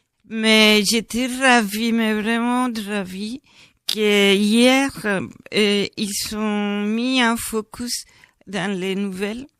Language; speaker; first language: French; non-native, fluent; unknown